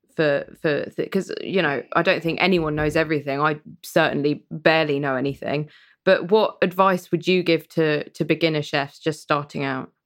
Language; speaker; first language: English; early bilingual, other home language; Persian